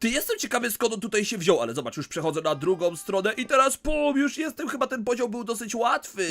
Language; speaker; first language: Polish; native; Polish